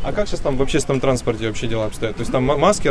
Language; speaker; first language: Russian; native; Russian